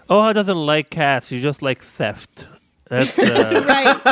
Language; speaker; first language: English; non-native, fluent; Arabic